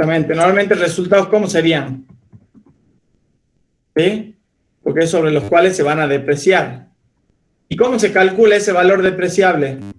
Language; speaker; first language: Spanish; native; Spanish